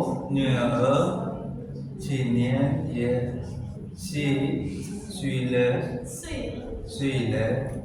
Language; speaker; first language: Chinese; non-native, learner; Indonesian